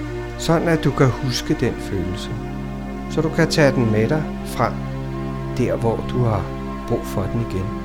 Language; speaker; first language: Danish; native; Danish